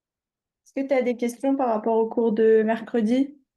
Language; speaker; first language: French; native; French